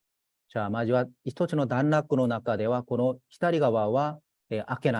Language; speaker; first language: Japanese; non-native, fluent; Korean